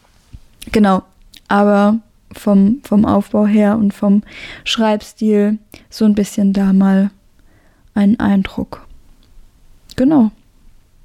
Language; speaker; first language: German; native; German